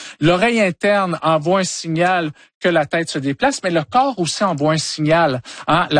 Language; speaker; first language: French; native; French